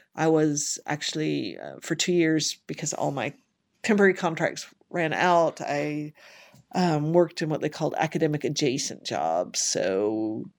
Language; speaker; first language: English; native; English